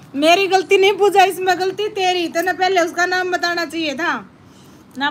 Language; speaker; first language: Hindi; native; Hindi